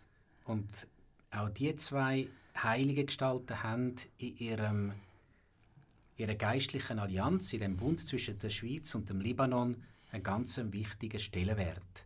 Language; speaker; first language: German; native; German